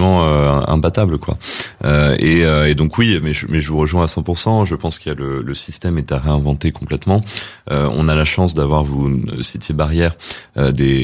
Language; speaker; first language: French; native; French